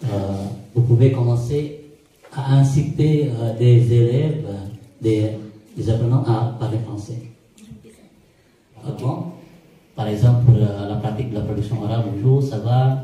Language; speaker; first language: French; non-native, fluent; Indonesian